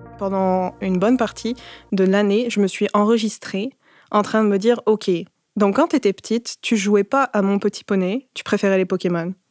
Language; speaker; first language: French; native; French